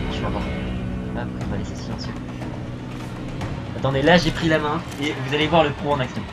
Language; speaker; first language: French; native; French